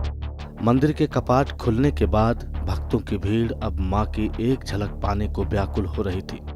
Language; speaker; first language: Hindi; native; Hindi